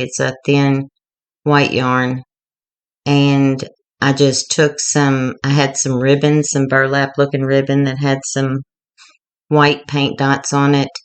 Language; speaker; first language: English; native; English